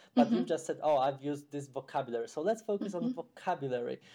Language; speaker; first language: English; non-native, fluent; Polish